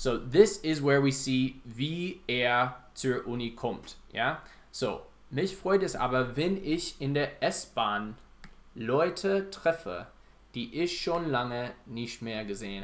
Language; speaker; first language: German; non-native, fluent; English